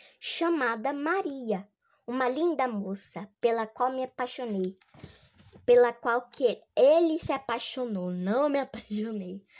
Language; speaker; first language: Portuguese; native; Portuguese